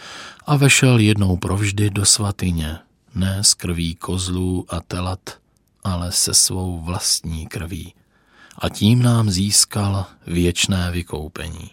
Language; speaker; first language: Czech; native; Czech